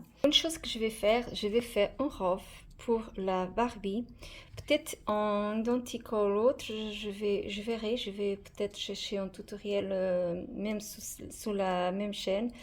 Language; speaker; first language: French; non-native, fluent; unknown